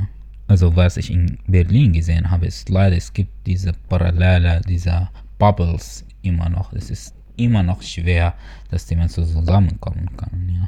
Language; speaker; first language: German; non-native, fluent; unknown